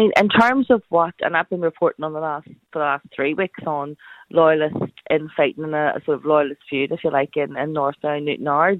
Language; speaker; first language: English; native; English